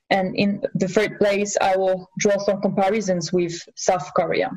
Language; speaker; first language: English; non-native, fluent; French